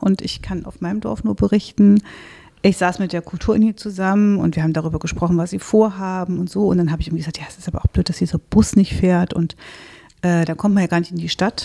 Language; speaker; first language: German; native; German